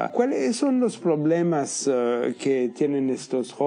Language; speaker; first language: Spanish; non-native, fluent; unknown